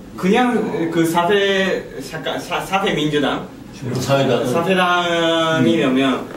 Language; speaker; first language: Korean; non-native, learner; Japanese